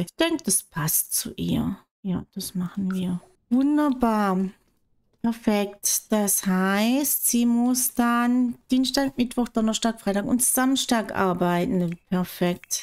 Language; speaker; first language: German; native; German